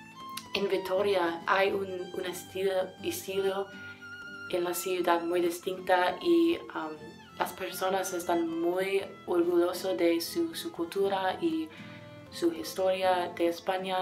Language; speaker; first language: Spanish; non-native, learner; English